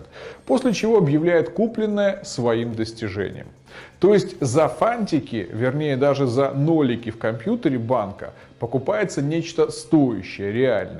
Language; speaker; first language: Russian; native; Russian